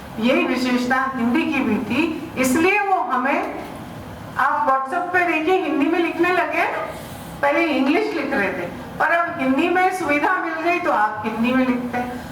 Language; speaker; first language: Hindi; native; Hindi